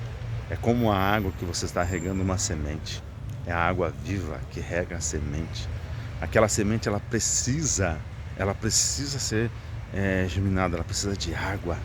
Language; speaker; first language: Portuguese; native; Portuguese